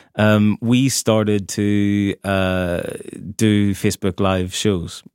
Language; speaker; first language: English; native; English